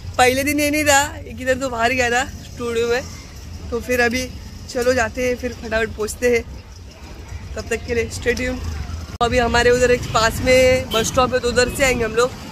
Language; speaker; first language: Hindi; native; Hindi